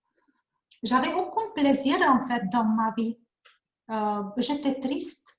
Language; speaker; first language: French; non-native, learner; Hungarian